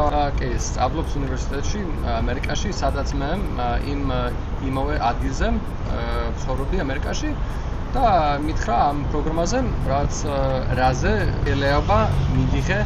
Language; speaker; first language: Georgian; non-native, learner; English